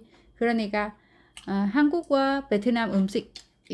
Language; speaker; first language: Korean; non-native, learner; Vietnamese